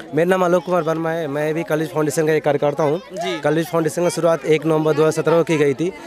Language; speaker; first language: Hindi; native; Hindi